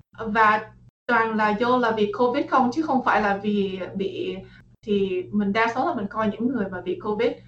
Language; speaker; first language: Vietnamese; early bilingual, heritage; Vietnamese